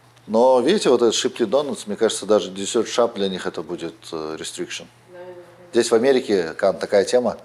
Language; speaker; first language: Russian; native; Russian